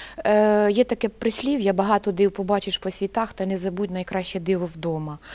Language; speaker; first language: Ukrainian; native; Ukrainian